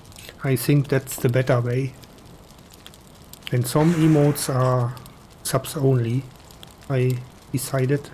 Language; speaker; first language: English; non-native, learner; German